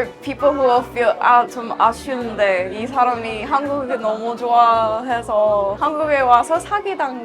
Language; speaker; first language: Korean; non-native, fluent; English